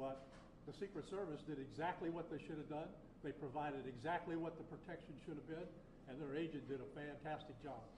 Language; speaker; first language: English; native; English